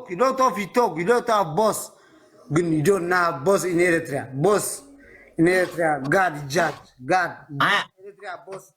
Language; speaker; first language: English; non-native, learner; Tigrinya